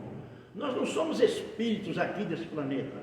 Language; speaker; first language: Portuguese; native; Portuguese